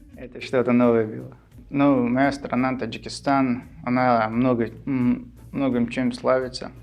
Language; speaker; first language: Russian; non-native, local second language; Shughni